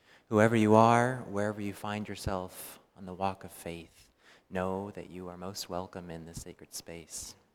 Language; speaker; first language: English; native; English